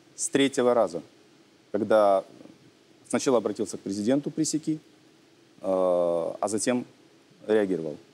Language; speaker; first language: Russian; native; Russian